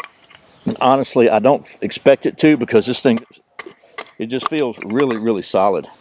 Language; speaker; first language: English; native; English